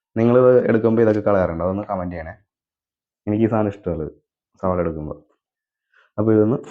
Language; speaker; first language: Malayalam; native; Malayalam